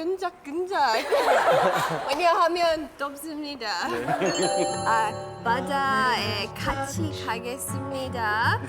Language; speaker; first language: Korean; non-native, learner; English